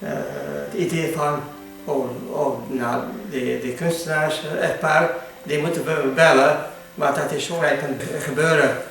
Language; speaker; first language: Dutch; non-native, fluent; Hungarian